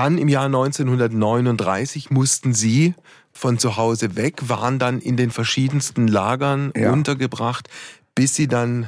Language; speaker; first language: German; native; German